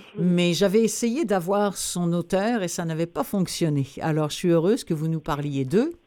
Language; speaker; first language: French; native; French